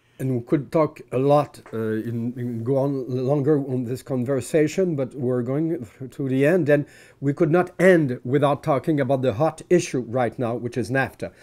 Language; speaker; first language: English; non-native, fluent; French